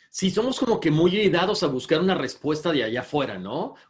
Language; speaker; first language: Spanish; native; Spanish